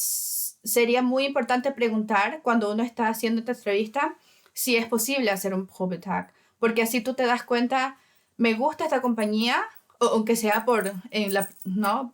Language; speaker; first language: Spanish; early bilingual, heritage; Spanish